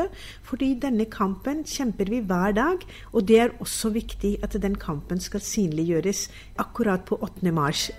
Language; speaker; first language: Norwegian; non-native, fluent; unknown